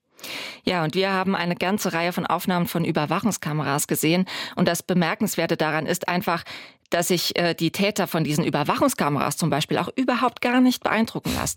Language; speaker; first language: German; native; German